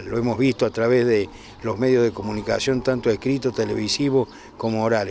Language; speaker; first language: Spanish; native; Spanish